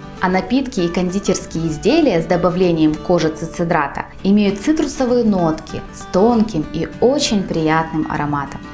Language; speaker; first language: Russian; native; Russian